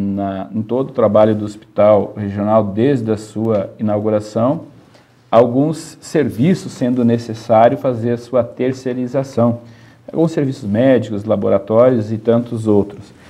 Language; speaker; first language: Portuguese; native; Portuguese